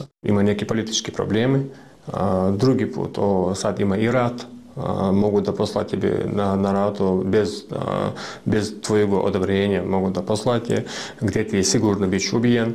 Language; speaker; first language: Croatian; non-native, learner; Chechen